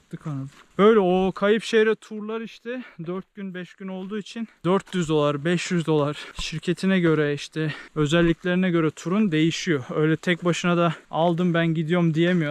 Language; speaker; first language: Turkish; native; Turkish